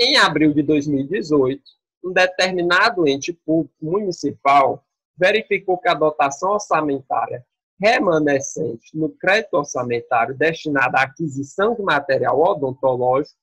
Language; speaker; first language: Portuguese; native; Portuguese